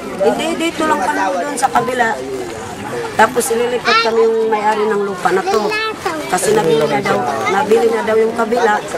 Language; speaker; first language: Filipino; non-native, local second language; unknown